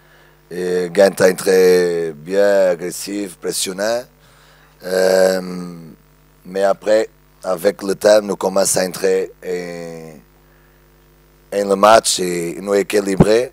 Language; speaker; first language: French; non-native, learner; Portuguese